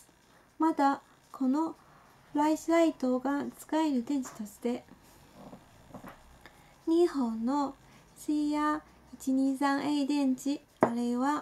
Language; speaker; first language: Japanese; non-native, fluent; Chinese